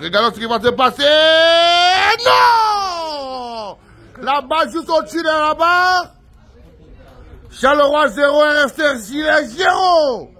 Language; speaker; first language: French; native; French